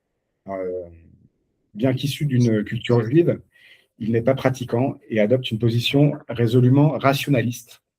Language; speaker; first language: French; native; French